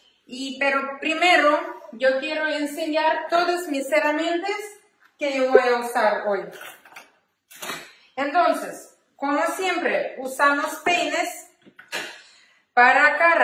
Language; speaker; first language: Spanish; non-native, learner; Ukrainian